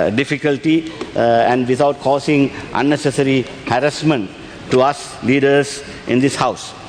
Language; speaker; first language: English; non-native, local second language; Sinhala